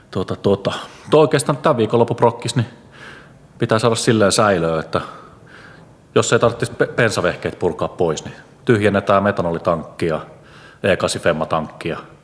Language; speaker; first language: Finnish; native; Finnish